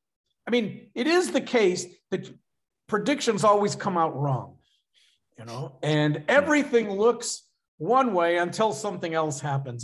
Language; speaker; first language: English; native; English